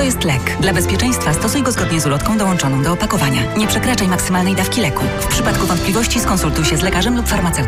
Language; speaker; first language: Polish; native; Polish